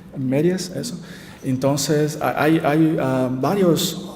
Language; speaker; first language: Spanish; non-native, learner; Portuguese